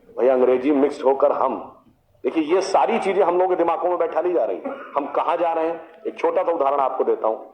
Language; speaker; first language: Hindi; native; Hindi